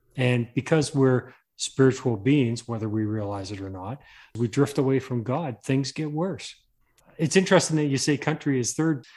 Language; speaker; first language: English; native; English